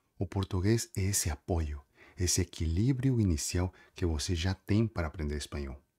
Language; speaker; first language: Portuguese; non-native, fluent; Spanish